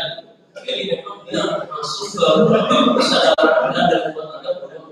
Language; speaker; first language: Indonesian; native; Indonesian